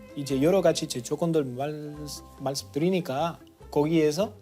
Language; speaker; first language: Korean; non-native, fluent; Spanish